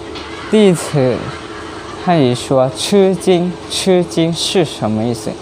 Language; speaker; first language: Chinese; non-native, learner; Hmong